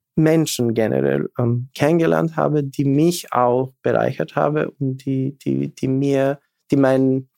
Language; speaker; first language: German; non-native, fluent; Serbian